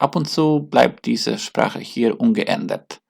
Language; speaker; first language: German; non-native, learner; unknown